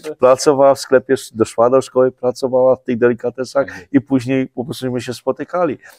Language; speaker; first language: Polish; native; Polish